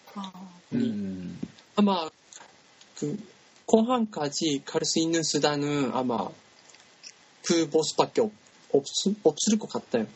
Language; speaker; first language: Korean; non-native, learner; Japanese